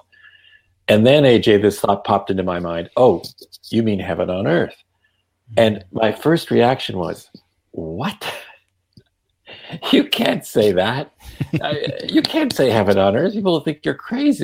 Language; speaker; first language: English; non-native, fluent; Yiddish